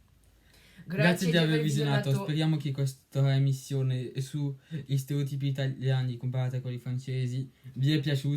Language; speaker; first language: Italian; non-native, learner; French